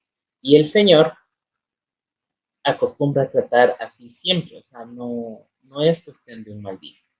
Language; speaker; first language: Spanish; native; Spanish